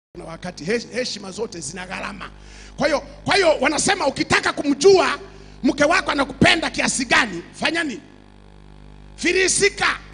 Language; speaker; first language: Swahili; native; Swahili